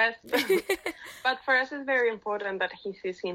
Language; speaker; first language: English; non-native, fluent; Catalan